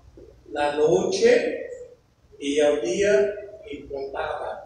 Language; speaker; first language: Spanish; non-native, fluent; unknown